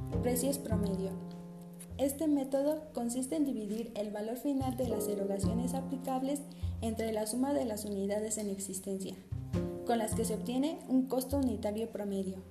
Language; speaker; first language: Spanish; native; Spanish